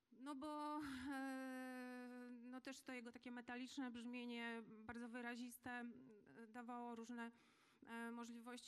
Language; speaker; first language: Polish; native; Polish